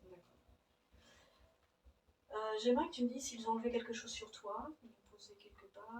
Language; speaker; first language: French; native; French